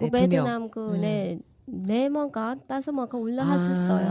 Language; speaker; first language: Korean; non-native, learner; Vietnamese